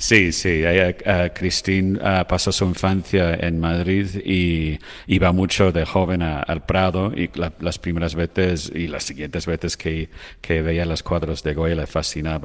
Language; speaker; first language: Spanish; non-native, fluent; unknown